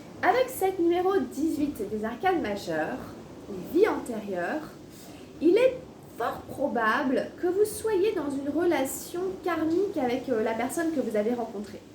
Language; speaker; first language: French; native; French